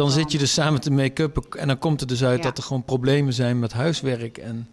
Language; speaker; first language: Dutch; native; Dutch